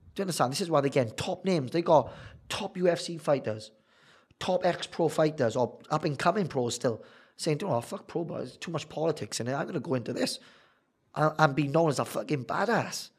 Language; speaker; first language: English; native; English